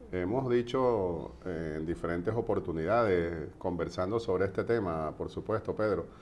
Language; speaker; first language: Spanish; native; Spanish